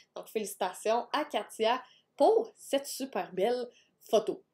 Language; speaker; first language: French; native; French